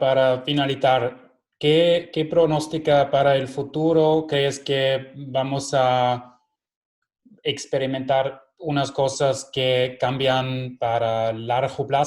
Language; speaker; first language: Spanish; non-native, learner; German